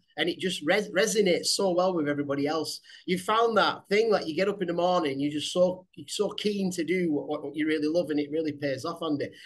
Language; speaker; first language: English; native; English